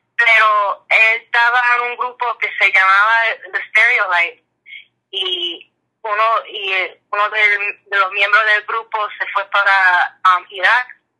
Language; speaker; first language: Spanish; early bilingual, heritage; English